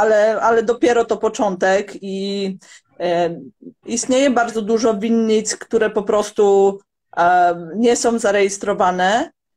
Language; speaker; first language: Polish; non-native, fluent; Croatian